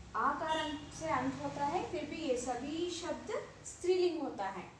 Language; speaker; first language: Hindi; non-native, local second language; Kannada